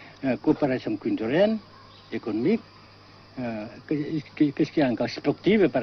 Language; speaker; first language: French; non-native, fluent; Vietnamese